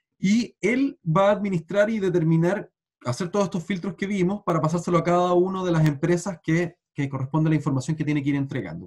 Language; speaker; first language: Spanish; native; Spanish